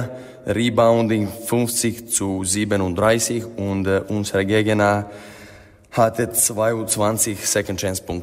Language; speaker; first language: German; non-native, learner; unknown